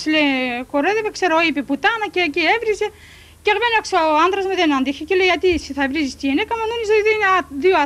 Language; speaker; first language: Greek; non-native, learner; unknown